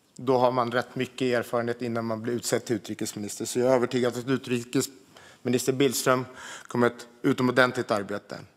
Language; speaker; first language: Swedish; early bilingual, other home language; Armenian